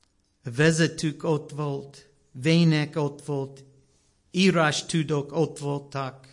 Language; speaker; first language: Hungarian; non-native, learner; English